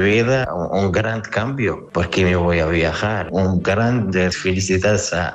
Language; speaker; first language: Spanish; non-native, learner; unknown